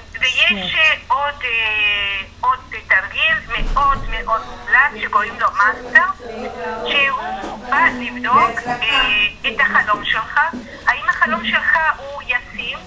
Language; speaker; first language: Hebrew; non-native, fluent; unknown